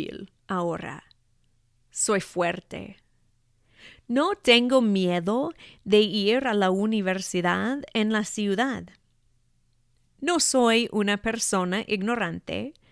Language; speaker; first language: Spanish; non-native, fluent; English